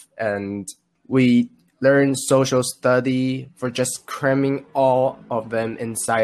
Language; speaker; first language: English; non-native, learner; Chinese